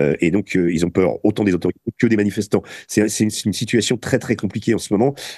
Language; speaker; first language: French; native; French